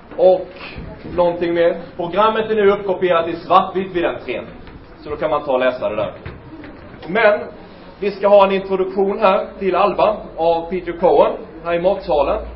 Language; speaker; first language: Swedish; native; Swedish